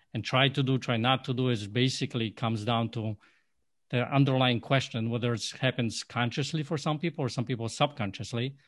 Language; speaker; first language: English; non-native, fluent; Polish